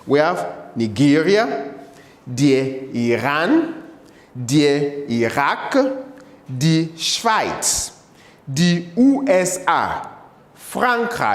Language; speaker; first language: German; non-native, fluent; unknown